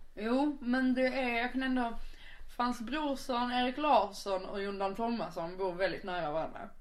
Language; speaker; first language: Swedish; native; Swedish